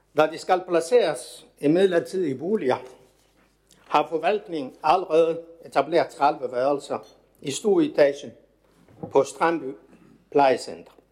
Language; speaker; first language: Danish; non-native, fluent; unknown